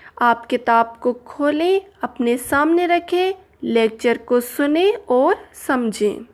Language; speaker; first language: Urdu; non-native, local second language; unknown